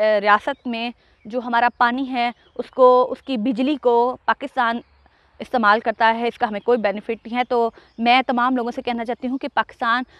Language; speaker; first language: Urdu; non-native, local second language; Punjabi